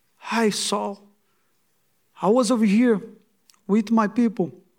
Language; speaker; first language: English; non-native, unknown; Portuguese